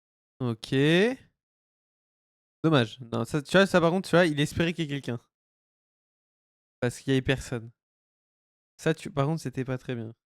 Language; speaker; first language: French; native; French